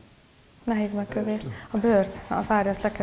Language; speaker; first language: Hungarian; native; Hungarian